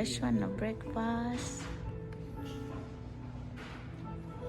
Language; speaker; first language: Japanese; non-native, fluent; Cebuano